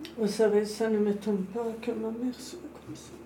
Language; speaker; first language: French; non-native, fluent; Persian